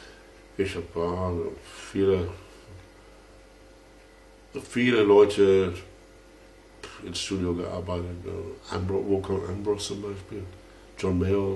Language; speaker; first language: German; non-native, fluent; English